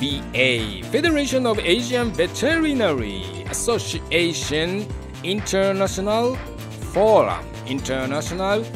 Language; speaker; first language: English; non-native, learner; Japanese